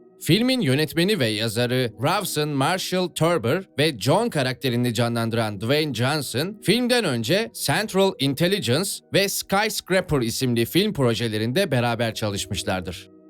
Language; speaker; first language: Turkish; native; Turkish